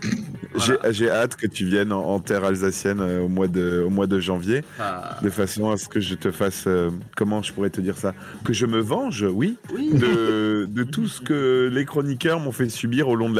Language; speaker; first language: French; native; French